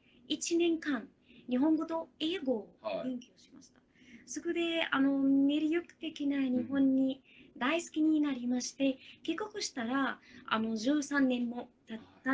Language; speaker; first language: Japanese; non-native, learner; Arabic